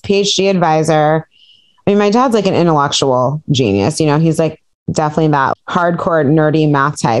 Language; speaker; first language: English; native; English